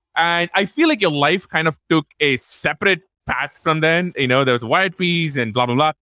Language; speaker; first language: English; non-native, local second language; Tamil